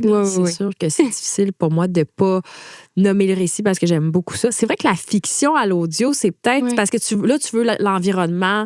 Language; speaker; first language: French; native; French